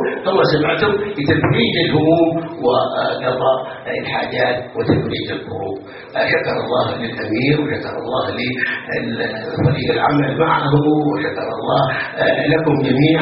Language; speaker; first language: Arabic; native; Arabic